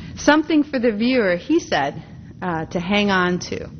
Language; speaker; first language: English; native; English